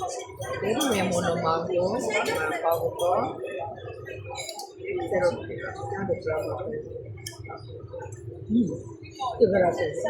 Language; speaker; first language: Greek; non-native, learner; Armenian